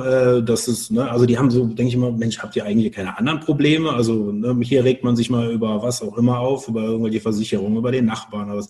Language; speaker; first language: German; native; German